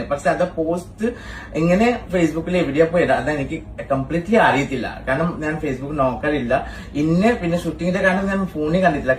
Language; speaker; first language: Malayalam; non-native, local second language; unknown